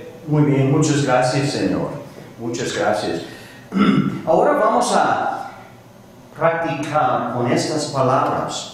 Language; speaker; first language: Spanish; non-native, fluent; English